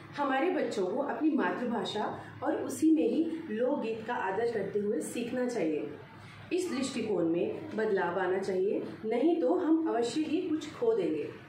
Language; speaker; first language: Hindi; non-native, local second language; Dogri